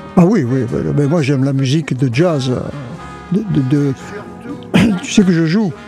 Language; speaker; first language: French; native; French